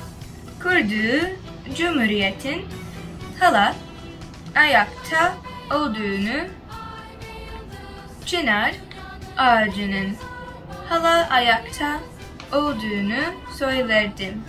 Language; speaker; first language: Turkish; early bilingual, heritage; Turkish